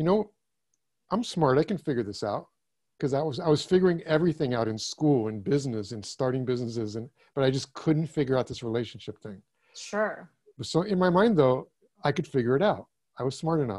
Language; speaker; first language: English; early bilingual, other home language; German